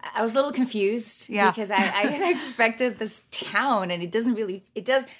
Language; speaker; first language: English; non-native, fluent; German